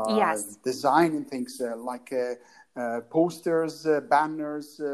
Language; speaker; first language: English; non-native, learner; Italian